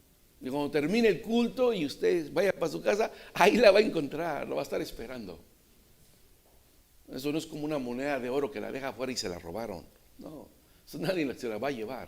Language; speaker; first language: Spanish; native; Spanish